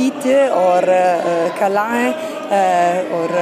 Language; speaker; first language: Hindi; non-native, fluent; Italian